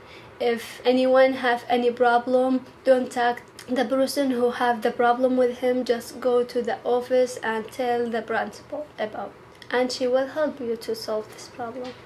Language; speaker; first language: English; non-native, learner; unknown